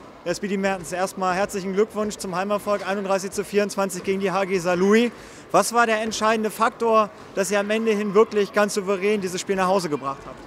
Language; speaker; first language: German; native; German